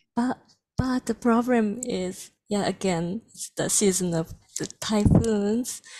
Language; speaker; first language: English; non-native, fluent; Japanese